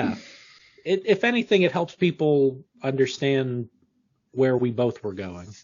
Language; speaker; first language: English; native; English